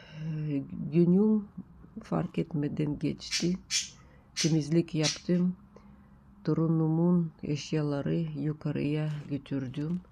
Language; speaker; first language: Turkish; non-native, learner; Russian